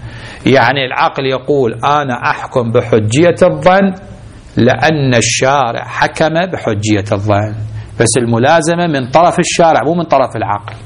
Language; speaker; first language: Arabic; native; Arabic